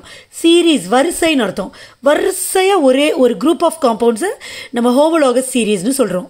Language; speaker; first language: Tamil; native; Tamil